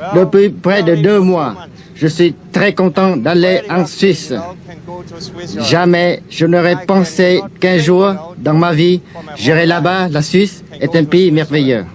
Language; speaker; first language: French; non-native, fluent; Vietnamese